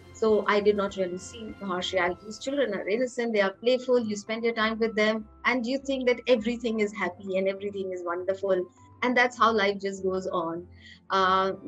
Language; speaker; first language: English; non-native, local second language; Hindi